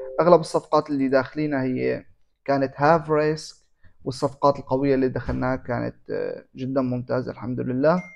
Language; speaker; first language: Arabic; native; Arabic